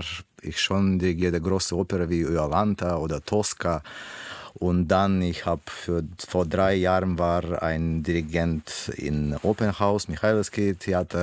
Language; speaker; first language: German; non-native, learner; Russian